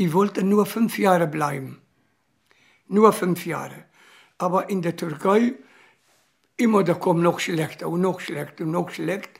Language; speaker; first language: German; non-native, learner; Kurdish